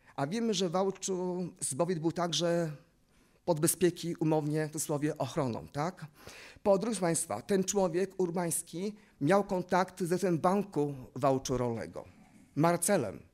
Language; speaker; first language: Polish; native; Polish